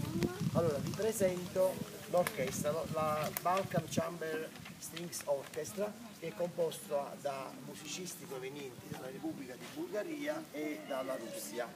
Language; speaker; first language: Italian; native; Italian